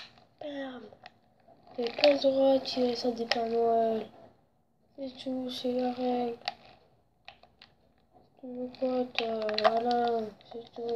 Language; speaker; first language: French; native; French